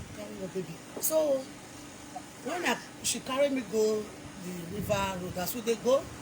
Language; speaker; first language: Nigerian Pidgin; non-native, local second language; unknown